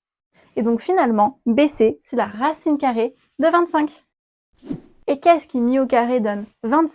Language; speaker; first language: French; native; French